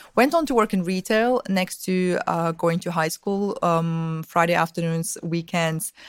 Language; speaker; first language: English; early bilingual, other home language; Russian